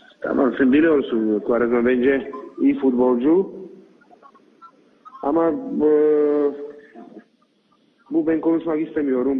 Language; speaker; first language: Turkish; non-native, learner; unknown